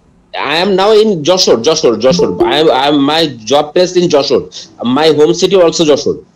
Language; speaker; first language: English; non-native, learner; Bangla